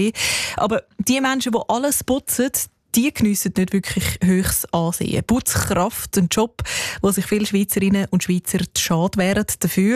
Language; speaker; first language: German; native; German